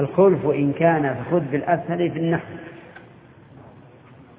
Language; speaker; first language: Arabic; native; Arabic